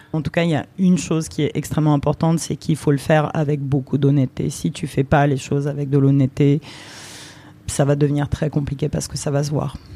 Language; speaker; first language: French; early bilingual, other home language; Romanian